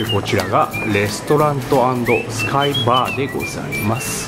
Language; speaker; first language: Japanese; native; Japanese